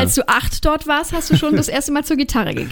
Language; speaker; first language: German; native; German